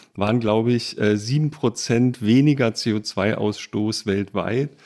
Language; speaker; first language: German; native; German